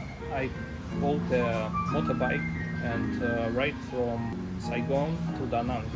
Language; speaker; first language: English; non-native, learner; Russian